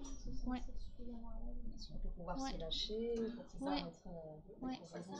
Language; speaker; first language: French; native; French